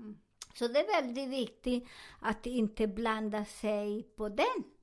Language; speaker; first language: Swedish; non-native, learner; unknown